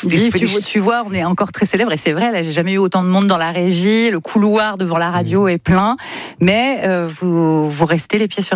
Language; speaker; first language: French; native; French